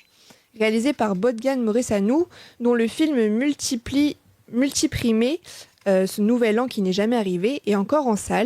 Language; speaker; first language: French; native; French